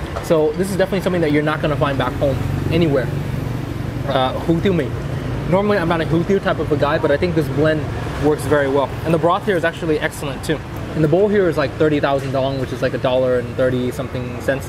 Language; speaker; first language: English; early bilingual, other home language; Vietnamese